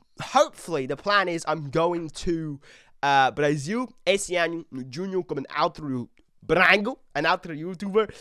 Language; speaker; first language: Portuguese; non-native, learner; English